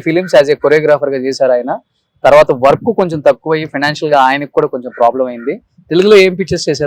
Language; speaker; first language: Telugu; native; Telugu